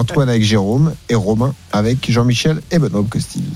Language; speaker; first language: French; native; French